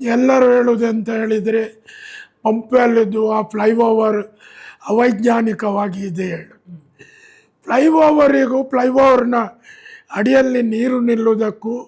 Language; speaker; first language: Kannada; native; Kannada